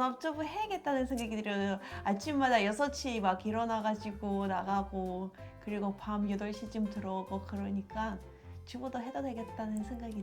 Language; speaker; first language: Korean; non-native, fluent; Ukrainian